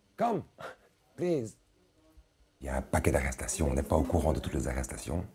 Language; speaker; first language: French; native; French